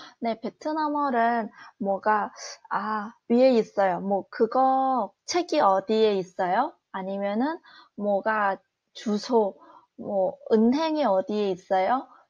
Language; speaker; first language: Korean; non-native, fluent; Vietnamese